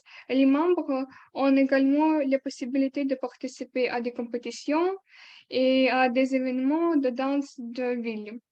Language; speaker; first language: French; non-native, learner; Ukrainian